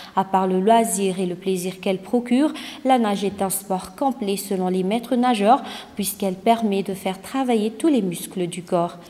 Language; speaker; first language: French; non-native, local second language; Malagasy